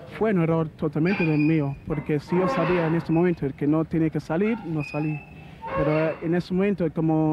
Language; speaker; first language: Spanish; non-native, learner; English